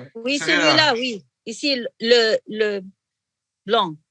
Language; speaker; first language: French; non-native, learner; Arabic